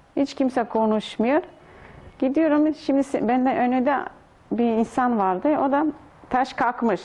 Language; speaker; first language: Turkish; non-native, learner; Russian